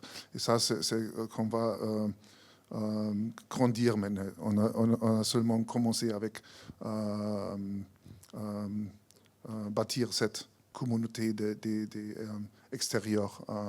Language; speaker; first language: French; non-native, fluent; German